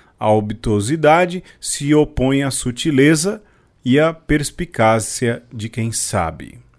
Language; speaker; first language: Portuguese; native; Portuguese